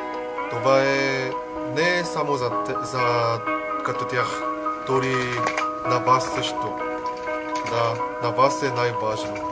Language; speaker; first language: Bulgarian; non-native, learner; Korean